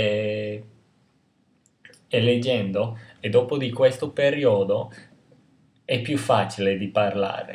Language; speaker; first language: Italian; non-native, fluent; English